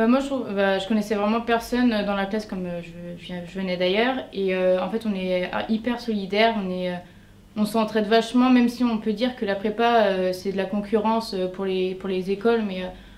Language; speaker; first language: French; native; French